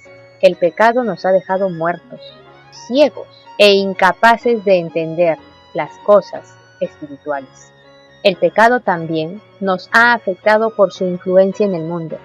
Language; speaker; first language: Spanish; native; Spanish